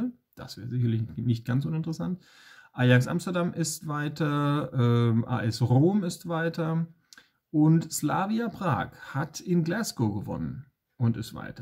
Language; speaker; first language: German; native; German